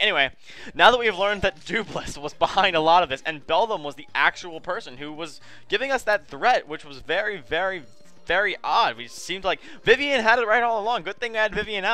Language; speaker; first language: English; native; English